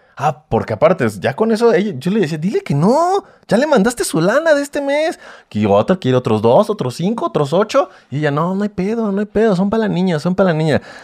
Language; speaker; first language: Spanish; native; Spanish